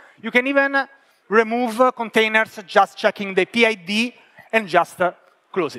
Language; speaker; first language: English; non-native, fluent; Italian